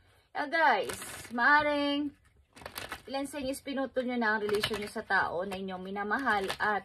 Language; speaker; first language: Filipino; native; Filipino